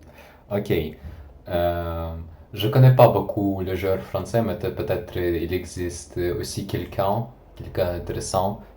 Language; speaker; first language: French; non-native, learner; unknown